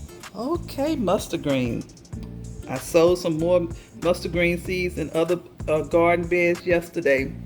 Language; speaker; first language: English; native; English